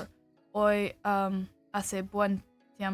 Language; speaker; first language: Spanish; non-native, learner; English